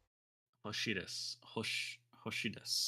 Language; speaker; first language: Japanese; non-native, learner; English